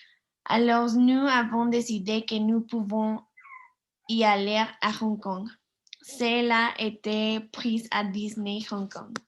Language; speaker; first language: French; non-native, learner; Spanish